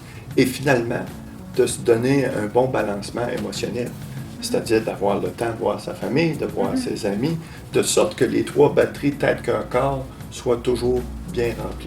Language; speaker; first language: French; native; French